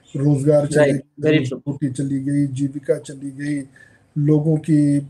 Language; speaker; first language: Hindi; native; Hindi